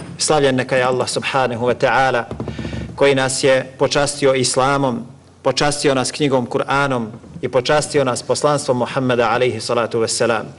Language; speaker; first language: Bosnian; native; Bosnian